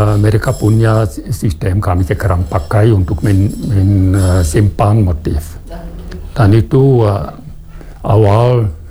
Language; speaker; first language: Indonesian; non-native, fluent; German